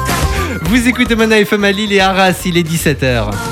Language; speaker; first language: French; native; French